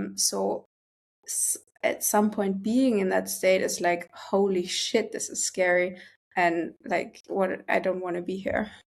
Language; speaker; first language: English; non-native, fluent; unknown